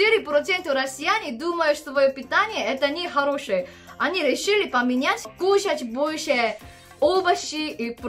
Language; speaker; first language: Russian; non-native, learner; Korean